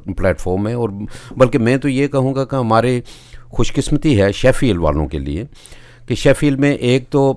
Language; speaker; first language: Urdu; non-native, local second language; Punjabi